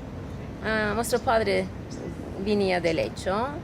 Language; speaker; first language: Spanish; early bilingual, heritage; Ladino